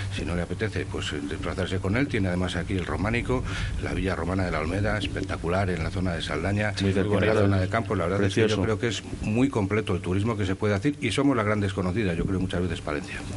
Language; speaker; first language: Spanish; native; Spanish